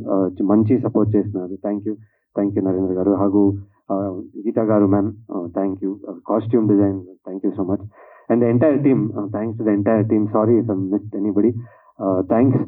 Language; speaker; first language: Telugu; non-native, learner; Kannada